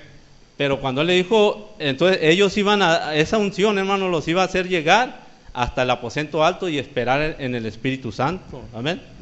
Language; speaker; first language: Spanish; native; Spanish